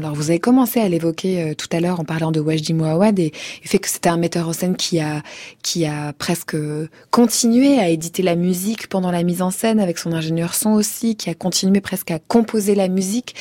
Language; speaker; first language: French; native; French